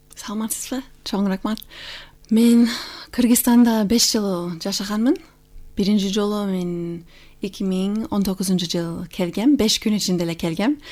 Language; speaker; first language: Kyrgyz; non-native, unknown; English